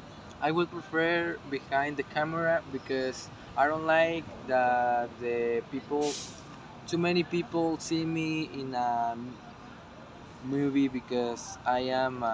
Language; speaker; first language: English; non-native, learner; Spanish